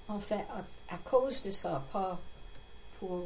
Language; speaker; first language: French; non-native, learner; English